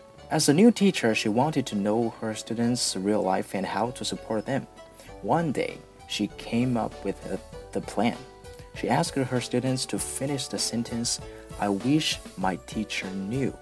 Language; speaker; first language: English; non-native, fluent; Chinese